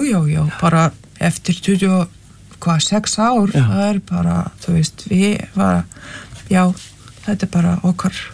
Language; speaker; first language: Icelandic; non-native, fluent; Lithuanian